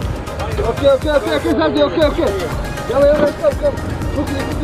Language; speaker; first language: English; non-native, learner; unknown